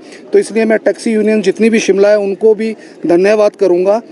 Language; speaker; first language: Hindi; native; Hindi